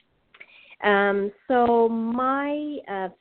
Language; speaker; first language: English; non-native, fluent; Persian